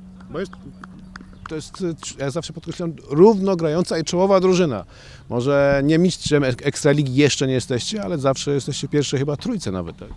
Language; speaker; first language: Polish; native; Polish